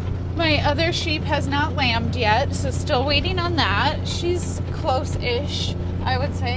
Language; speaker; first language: English; native; English